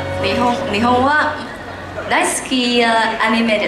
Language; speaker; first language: Japanese; non-native, learner; Vietnamese